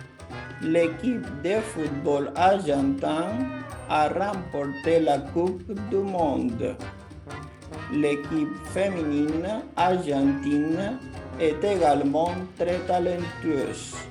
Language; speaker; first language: French; non-native, fluent; Portuguese